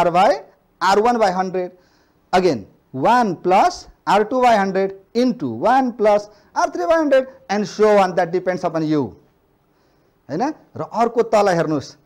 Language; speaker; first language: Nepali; non-native, local second language; Maithili